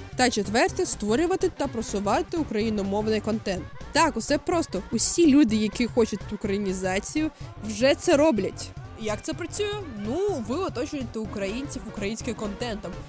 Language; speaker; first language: Ukrainian; non-native, local second language; Russian